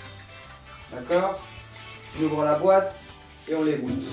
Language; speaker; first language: French; non-native, learner; Spanish